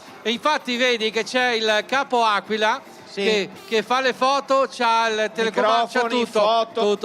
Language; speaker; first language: Italian; native; Italian